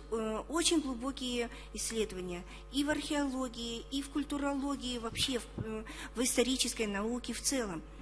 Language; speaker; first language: Russian; native; Russian